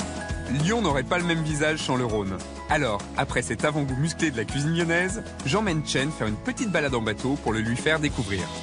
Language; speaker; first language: French; native; French